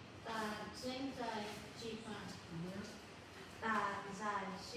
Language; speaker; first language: Chinese; non-native, learner; Filipino